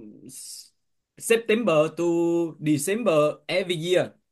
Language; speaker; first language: English; non-native, learner; Vietnamese